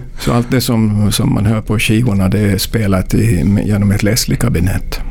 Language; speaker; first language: Swedish; native; Swedish